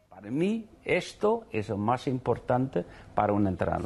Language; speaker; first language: Spanish; non-native, fluent; Dutch